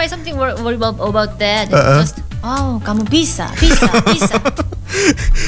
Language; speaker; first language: English; non-native, learner; Indonesian